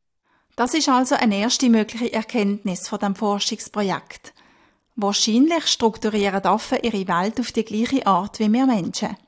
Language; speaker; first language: German; native; German